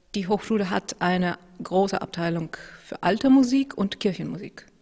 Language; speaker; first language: German; non-native, fluent; Russian